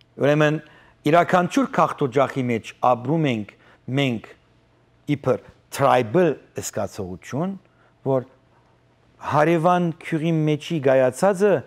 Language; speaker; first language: Armenian; early bilingual, heritage; Armenian